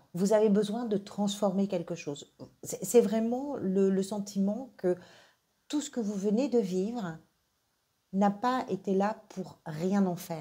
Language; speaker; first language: French; native; French